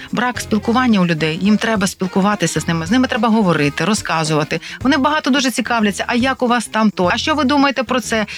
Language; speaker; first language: Ukrainian; native; Ukrainian